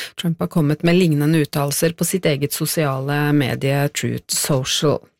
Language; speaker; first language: Norwegian; native; Norwegian